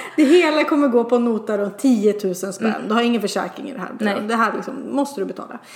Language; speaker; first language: Swedish; native; Swedish